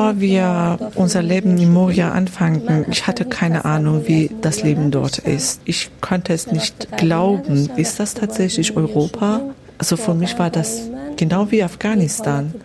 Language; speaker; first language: German; non-native, fluent; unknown